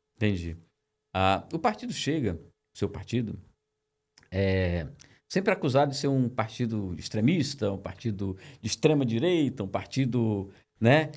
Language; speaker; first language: Portuguese; native; Portuguese